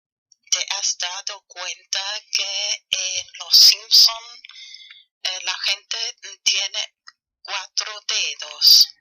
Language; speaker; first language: Spanish; non-native, learner; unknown